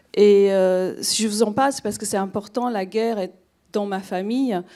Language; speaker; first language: French; non-native, fluent; Romanian